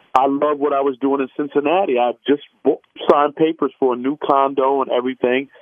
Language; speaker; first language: English; native; English